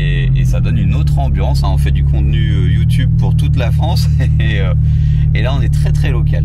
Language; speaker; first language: French; native; French